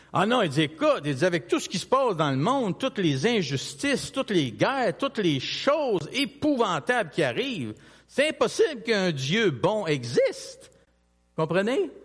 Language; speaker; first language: French; native; French